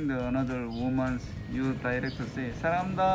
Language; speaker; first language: English; non-native, learner; Korean